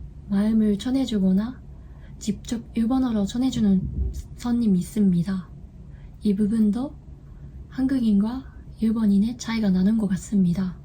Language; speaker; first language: Korean; non-native, learner; Japanese